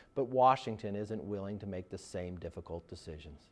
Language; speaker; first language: English; native; English